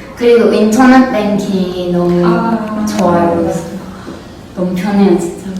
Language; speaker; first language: Korean; non-native, fluent; Turkish